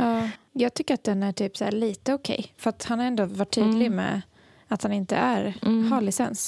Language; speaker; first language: Swedish; native; Swedish